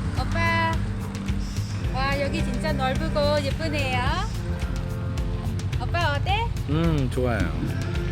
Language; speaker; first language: Korean; non-native, learner; Vietnamese